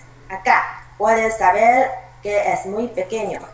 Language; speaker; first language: Spanish; non-native, learner; Chinese